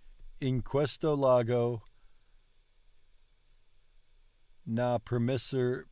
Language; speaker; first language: Italian; non-native, learner; English